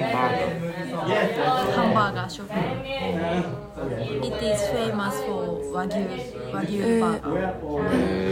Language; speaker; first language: English; non-native, learner; Japanese